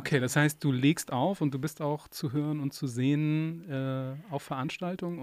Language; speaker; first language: German; native; German